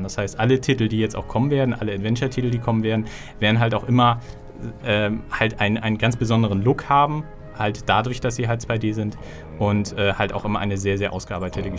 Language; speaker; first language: German; native; German